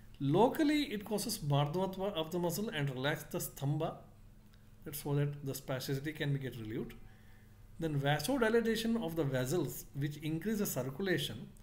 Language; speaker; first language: English; non-native, local second language; Kannada